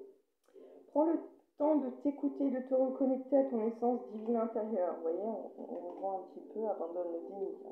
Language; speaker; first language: French; native; French